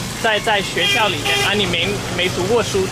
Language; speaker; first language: Chinese; non-native, fluent; English